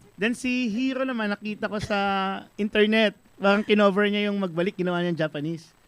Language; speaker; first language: Filipino; native; Filipino